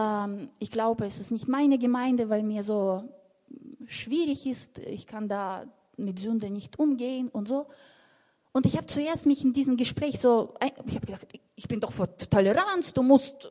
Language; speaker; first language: German; non-native, fluent; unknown